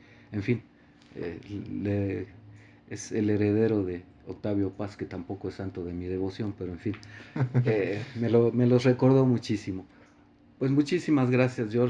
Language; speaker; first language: Spanish; native; Spanish